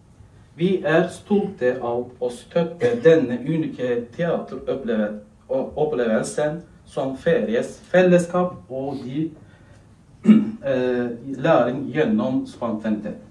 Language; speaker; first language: Norwegian; non-native, fluent; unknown